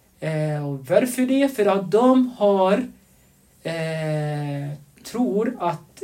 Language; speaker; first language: Swedish; non-native, fluent; Arabic